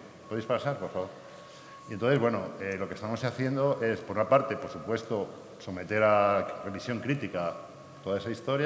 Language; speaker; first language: Spanish; native; Spanish